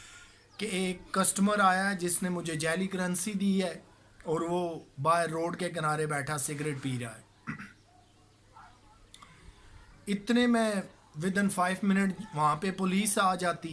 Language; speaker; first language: Urdu; native; Urdu